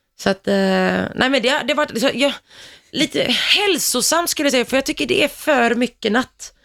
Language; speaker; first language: Swedish; early bilingual, other home language; Greek